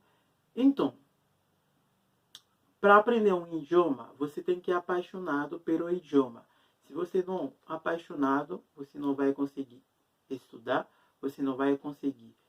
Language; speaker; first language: Portuguese; non-native, fluent; Haitian Creole